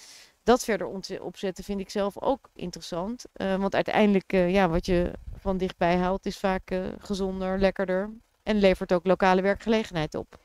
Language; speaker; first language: Dutch; native; Dutch